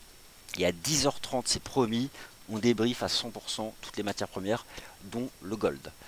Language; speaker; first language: French; native; French